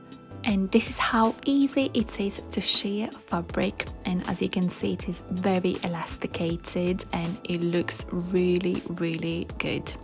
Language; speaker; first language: English; non-native, fluent; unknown